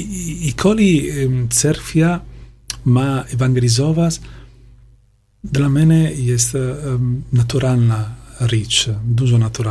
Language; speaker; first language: Polish; non-native, learner; Italian